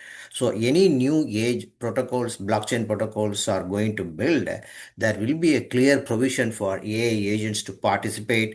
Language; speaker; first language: English; non-native, local second language; Tamil